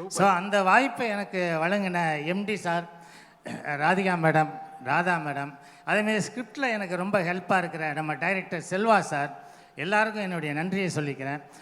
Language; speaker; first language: Tamil; native; Tamil